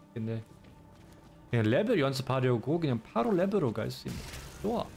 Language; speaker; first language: Korean; non-native, fluent; German